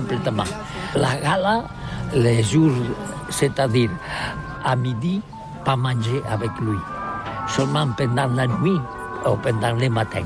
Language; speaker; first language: French; non-native, learner; Catalan